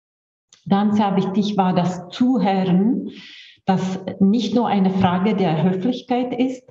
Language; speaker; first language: German; non-native, fluent; Czech